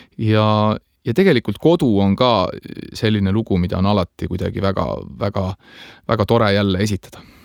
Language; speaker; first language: Estonian; native; Estonian